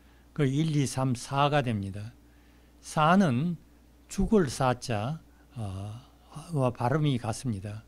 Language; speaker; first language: Korean; native; Korean